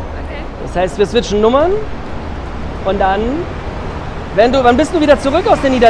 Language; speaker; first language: German; native; German